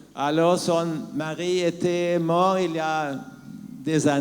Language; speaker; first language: French; non-native, learner; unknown